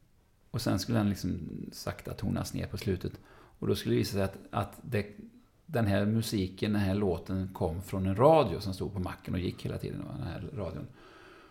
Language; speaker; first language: Swedish; native; Swedish